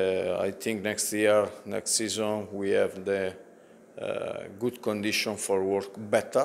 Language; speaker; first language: English; non-native, learner; Italian